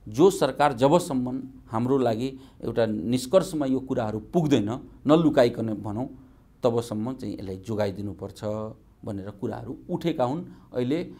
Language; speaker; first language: Nepali; non-native, local second language; Maithili